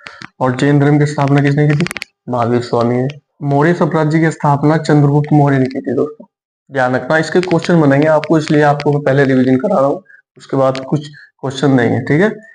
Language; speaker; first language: Hindi; native; Hindi